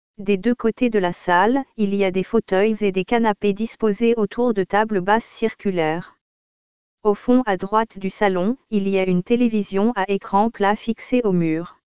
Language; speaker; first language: French; native; French